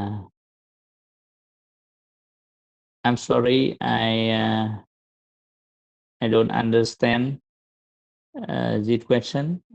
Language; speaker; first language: English; non-native, learner; Vietnamese